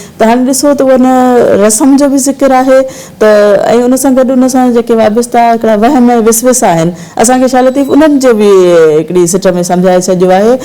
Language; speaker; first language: Sindhi; native; Sindhi